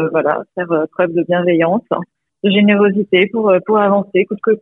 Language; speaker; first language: French; native; French